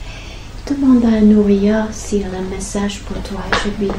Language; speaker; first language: French; non-native, fluent; English